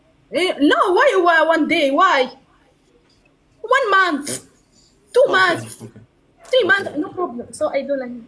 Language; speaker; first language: English; non-native, learner; Arabic